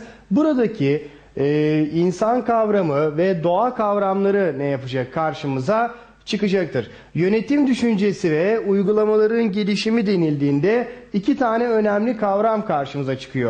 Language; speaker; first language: Turkish; native; Turkish